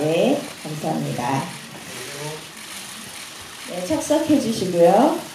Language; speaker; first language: Korean; native; Korean